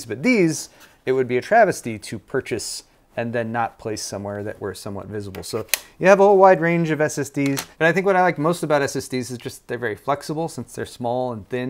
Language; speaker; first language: English; native; English